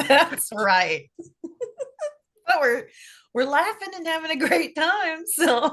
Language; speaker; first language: English; native; English